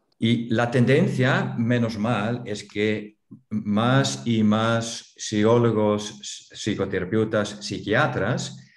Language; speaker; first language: Spanish; non-native, fluent; Dutch